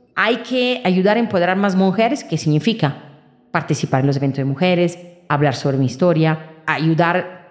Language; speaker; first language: Spanish; non-native, fluent; Italian